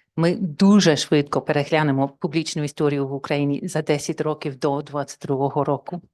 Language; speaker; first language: Ukrainian; non-native, fluent; English